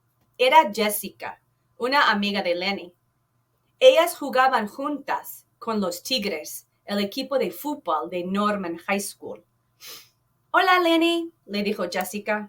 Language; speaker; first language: Spanish; non-native, fluent; English